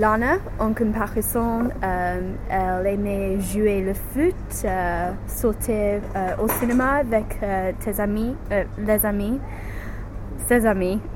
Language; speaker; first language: French; non-native, learner; English